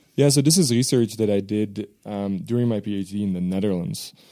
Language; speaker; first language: English; non-native, fluent; Dutch